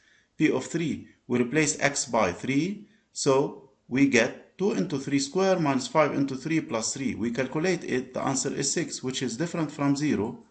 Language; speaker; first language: English; non-native, local second language; Arabic